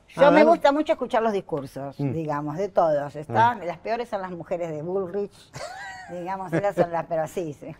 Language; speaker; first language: Spanish; native; Spanish